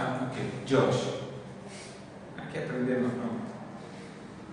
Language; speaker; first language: Spanish; non-native, fluent; Portuguese